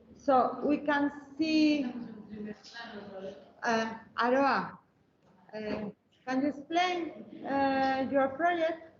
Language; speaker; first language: English; non-native, learner; Spanish